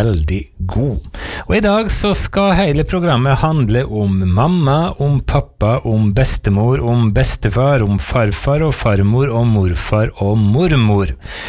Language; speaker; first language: Norwegian; native; Norwegian